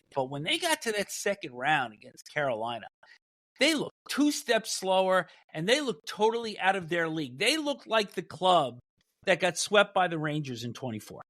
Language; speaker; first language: English; native; English